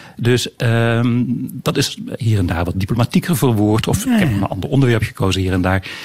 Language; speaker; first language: Dutch; native; Dutch